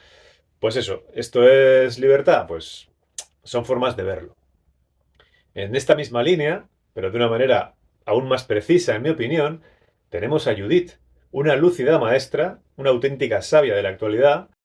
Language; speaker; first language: Spanish; native; Spanish